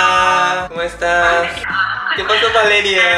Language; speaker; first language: Spanish; non-native, learner; Japanese